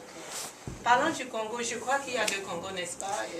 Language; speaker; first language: French; non-native, learner; English